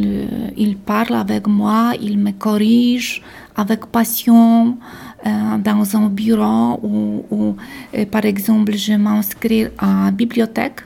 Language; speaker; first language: French; non-native, learner; Polish